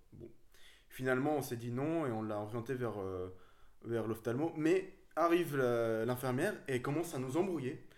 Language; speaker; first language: French; early bilingual, other home language; Arabic